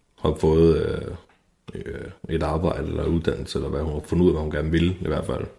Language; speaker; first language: Danish; native; Danish